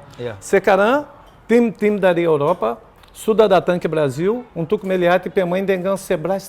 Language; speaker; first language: Indonesian; non-native, fluent; Portuguese